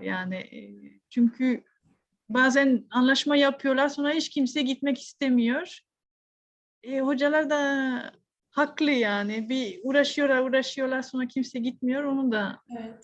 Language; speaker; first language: Turkish; non-native, fluent; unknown